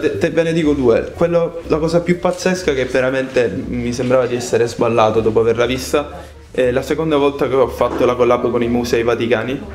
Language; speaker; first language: Italian; native; Italian